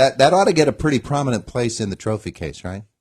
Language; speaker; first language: English; native; English